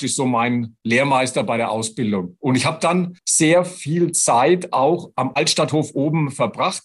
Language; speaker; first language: German; native; German